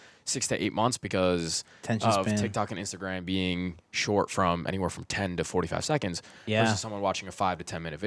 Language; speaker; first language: English; early bilingual, heritage; Persian